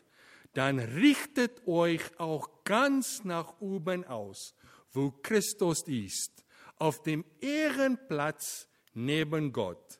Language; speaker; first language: German; non-native, fluent; Afrikaans